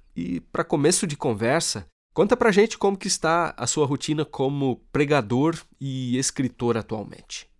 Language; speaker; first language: Portuguese; native; Portuguese